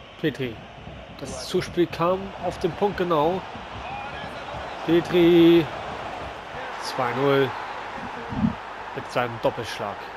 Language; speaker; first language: German; native; German